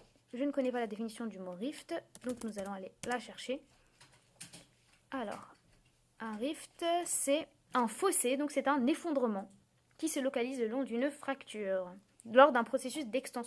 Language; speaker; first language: French; native; French